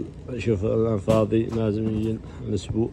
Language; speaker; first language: Arabic; non-native, learner; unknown